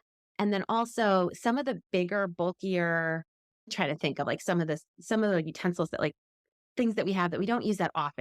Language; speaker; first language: English; native; English